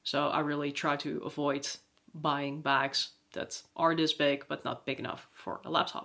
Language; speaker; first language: English; non-native, fluent; Dutch